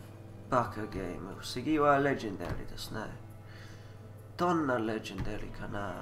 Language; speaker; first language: Japanese; non-native, learner; English